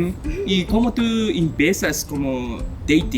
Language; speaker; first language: Spanish; non-native, learner; Japanese